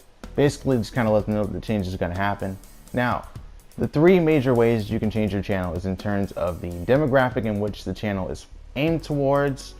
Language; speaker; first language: English; native; English